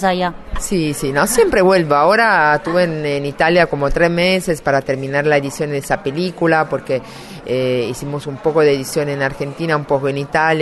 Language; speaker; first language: Spanish; non-native, fluent; Italian